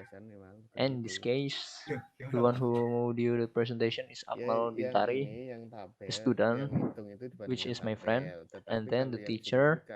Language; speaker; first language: English; non-native, learner; Indonesian